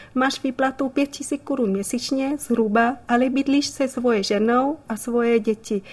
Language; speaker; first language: Czech; non-native, fluent; Vietnamese